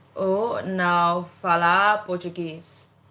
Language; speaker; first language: Portuguese; non-native, learner; English